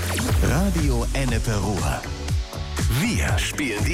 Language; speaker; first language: German; native; German